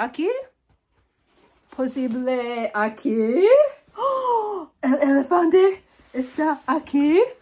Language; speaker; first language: Spanish; non-native, fluent; English